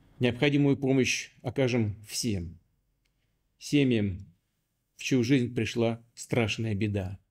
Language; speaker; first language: Russian; native; Russian